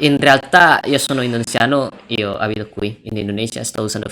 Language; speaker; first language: Italian; non-native, learner; Indonesian